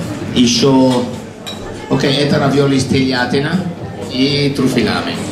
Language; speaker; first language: Russian; non-native, learner; Italian